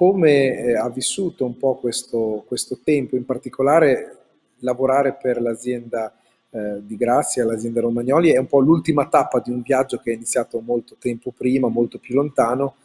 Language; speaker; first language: Italian; native; Italian